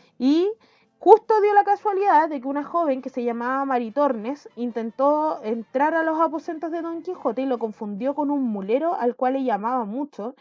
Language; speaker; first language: Spanish; native; Spanish